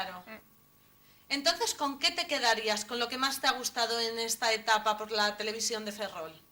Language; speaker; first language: Spanish; native; Spanish